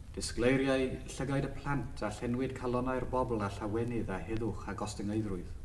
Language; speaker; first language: Welsh; non-native, local second language; English